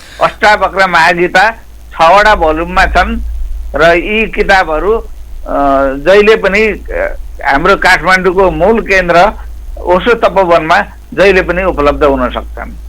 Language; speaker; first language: Nepali; native; Nepali